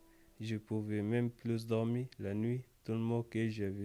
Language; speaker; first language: French; non-native, learner; Arabic